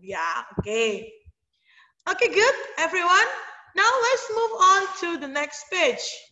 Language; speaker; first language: English; non-native, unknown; Indonesian